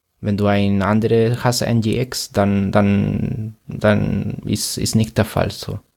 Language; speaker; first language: German; non-native, fluent; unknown